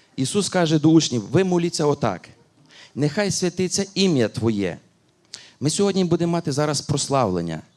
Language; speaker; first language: Ukrainian; native; Ukrainian